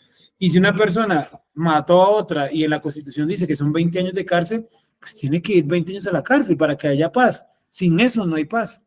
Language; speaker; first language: Spanish; native; Spanish